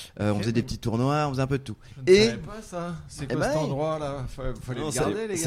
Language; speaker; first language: French; native; French